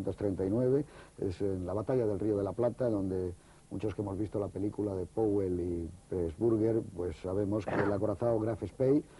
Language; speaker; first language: Spanish; native; Spanish